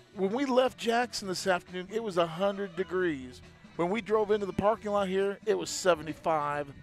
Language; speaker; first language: English; native; English